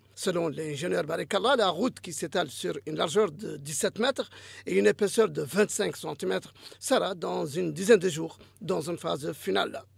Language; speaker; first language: French; non-native, local second language; Arabic